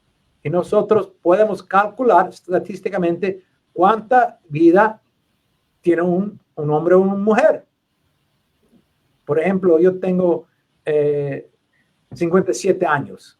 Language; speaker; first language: Spanish; non-native, learner; English